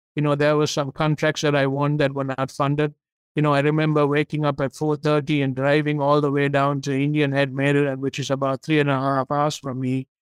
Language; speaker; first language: English; non-native, local second language; Tamil